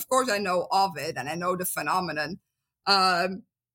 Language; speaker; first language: English; non-native, fluent; Dutch